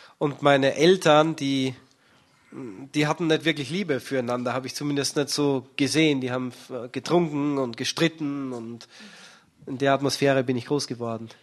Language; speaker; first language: German; native; German